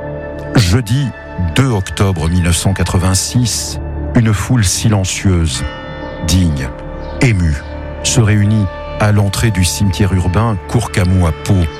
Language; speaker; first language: French; native; French